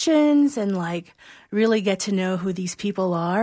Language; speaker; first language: English; non-native, local second language; Filipino